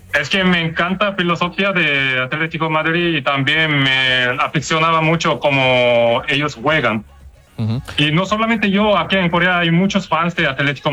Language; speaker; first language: Spanish; non-native, fluent; Korean